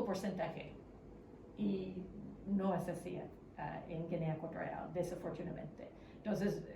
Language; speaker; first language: Spanish; non-native, fluent; English